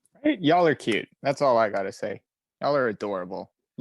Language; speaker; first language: English; native; English